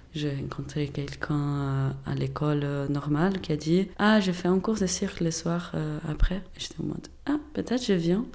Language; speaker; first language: French; non-native, fluent; Portuguese